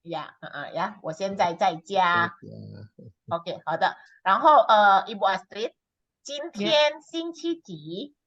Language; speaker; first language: Chinese; non-native, fluent; Indonesian